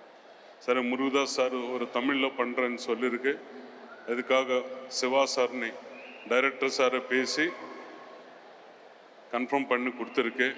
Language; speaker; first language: Tamil; non-native, learner; Telugu